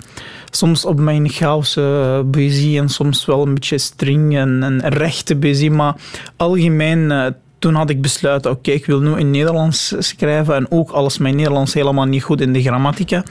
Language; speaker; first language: Dutch; non-native, learner; Arabic